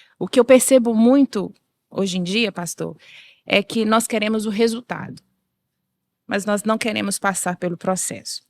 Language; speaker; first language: Portuguese; native; Portuguese